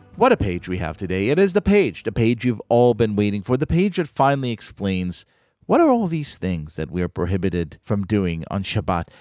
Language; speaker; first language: English; native; English